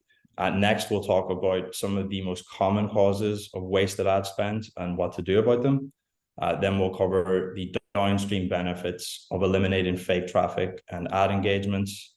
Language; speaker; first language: English; native; English